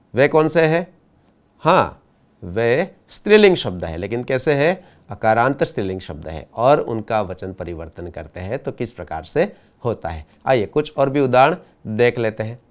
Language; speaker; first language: Hindi; non-native, local second language; Gujarati